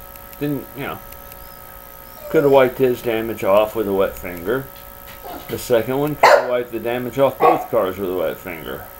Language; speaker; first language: English; native; English